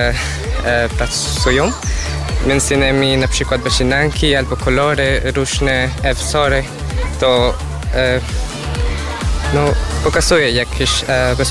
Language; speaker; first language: Polish; non-native, learner; Spanish